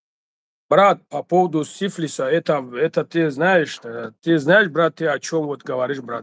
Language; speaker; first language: Russian; non-native, learner; Tajik